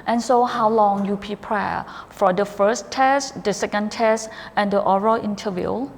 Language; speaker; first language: English; non-native, fluent; Thai